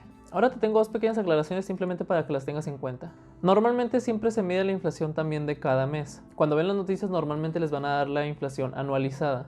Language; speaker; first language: Spanish; native; Spanish